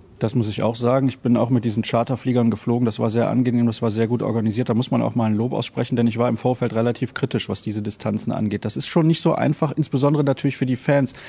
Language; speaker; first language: German; native; German